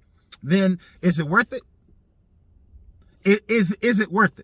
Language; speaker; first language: English; native; English